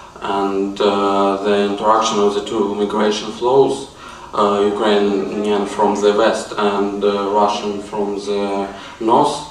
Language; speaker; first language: English; non-native, learner; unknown